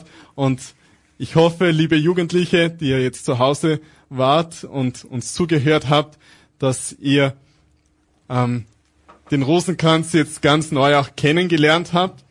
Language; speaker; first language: German; native; German